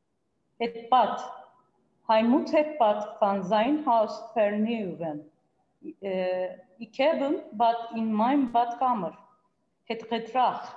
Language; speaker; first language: Dutch; non-native, learner; Turkish